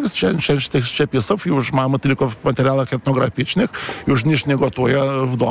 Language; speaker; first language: Polish; non-native, fluent; Lithuanian